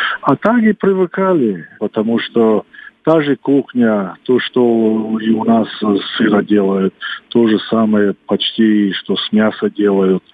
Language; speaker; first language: Russian; non-native, local second language; Ossetic